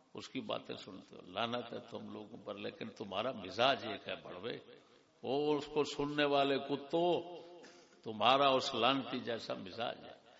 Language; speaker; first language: Urdu; non-native, local second language; Punjabi